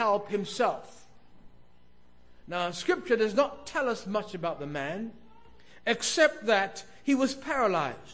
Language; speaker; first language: English; native; English